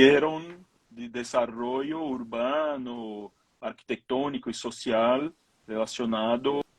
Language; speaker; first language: Spanish; non-native, fluent; Portuguese